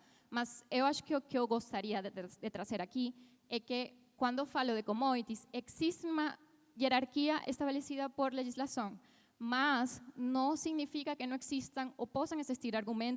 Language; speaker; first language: Portuguese; non-native, fluent; Spanish